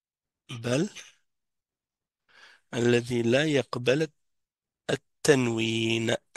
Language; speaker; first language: Arabic; non-native, fluent; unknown